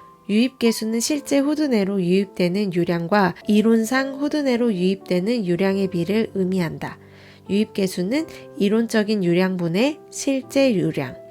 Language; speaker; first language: Korean; native; Korean